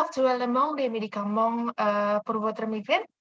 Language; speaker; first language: French; non-native, learner; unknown